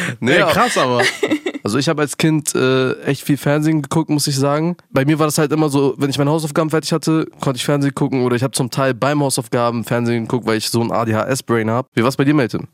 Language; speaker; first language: German; early bilingual, other home language; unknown